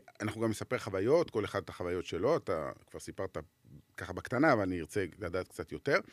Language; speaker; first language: Hebrew; native; Hebrew